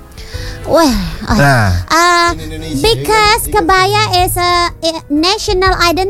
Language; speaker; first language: English; non-native, learner; Indonesian